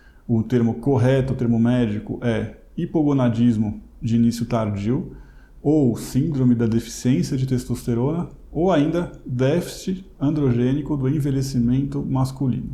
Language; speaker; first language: Portuguese; native; Portuguese